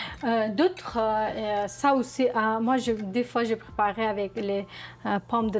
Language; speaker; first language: French; non-native, learner; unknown